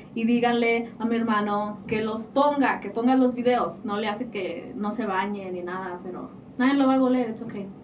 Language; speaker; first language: Spanish; early bilingual, heritage; Spanish